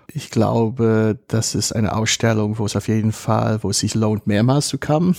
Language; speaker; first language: German; non-native, fluent; English